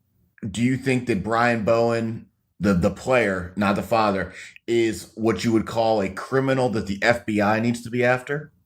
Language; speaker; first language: English; native; English